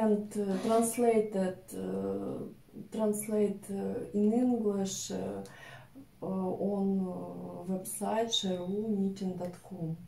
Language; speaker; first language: English; non-native, learner; Russian